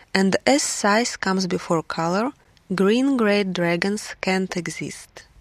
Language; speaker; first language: English; non-native, fluent; Russian